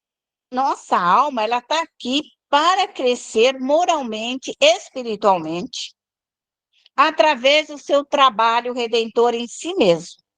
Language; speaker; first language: Portuguese; native; Portuguese